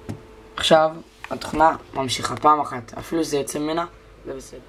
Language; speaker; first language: Hebrew; native; Hebrew